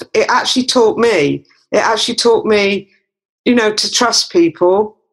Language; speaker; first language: English; native; English